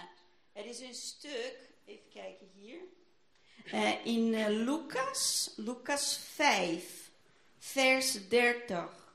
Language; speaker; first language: Dutch; non-native, fluent; Portuguese